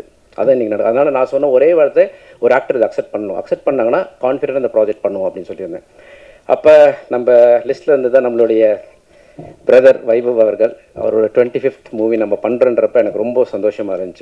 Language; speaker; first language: Tamil; native; Tamil